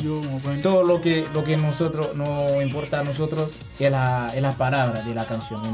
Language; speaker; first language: Spanish; non-native, learner; Haitian Creole